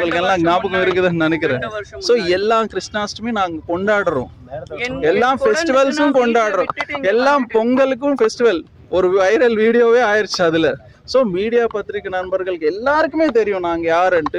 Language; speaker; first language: Tamil; native; Tamil